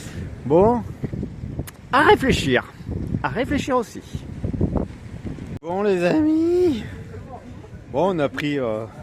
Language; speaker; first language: French; native; French